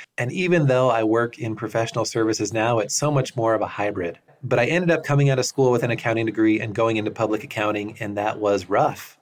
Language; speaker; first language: English; native; English